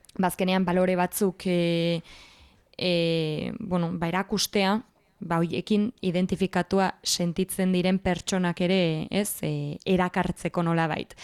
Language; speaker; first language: Basque; native; Basque